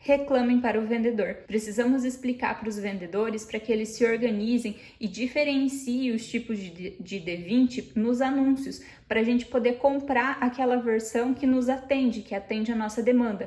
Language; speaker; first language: Portuguese; native; Portuguese